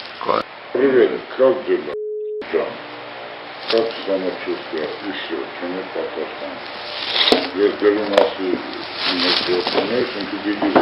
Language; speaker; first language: Russian; non-native, fluent; Armenian